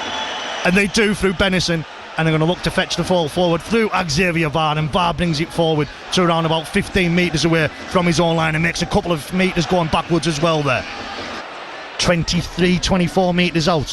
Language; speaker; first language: English; native; English